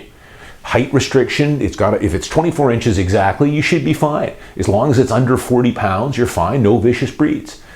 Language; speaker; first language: English; native; English